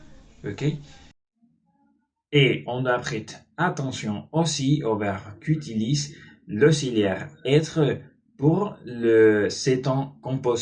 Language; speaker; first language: French; non-native, learner; Spanish